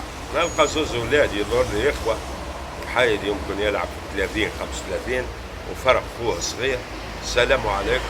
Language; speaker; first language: Arabic; native; Arabic